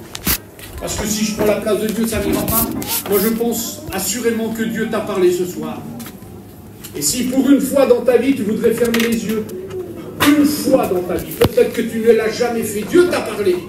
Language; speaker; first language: French; native; French